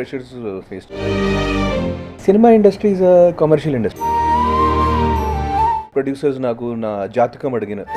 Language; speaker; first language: Telugu; non-native, local second language; Hindi